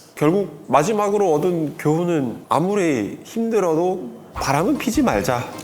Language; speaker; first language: Korean; non-native, fluent; Finnish